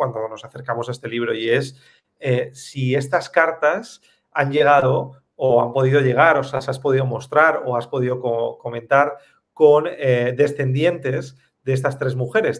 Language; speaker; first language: Spanish; native; Spanish